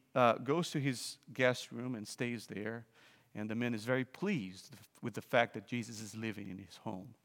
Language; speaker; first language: English; non-native, fluent; Portuguese